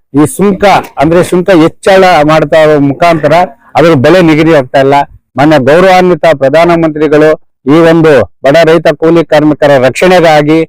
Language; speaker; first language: Kannada; native; Kannada